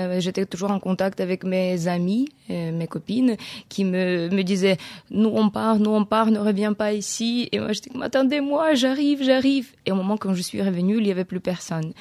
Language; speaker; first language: French; non-native, fluent; Ukrainian